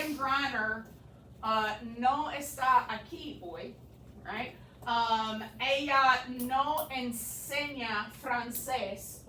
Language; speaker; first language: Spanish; non-native, fluent; English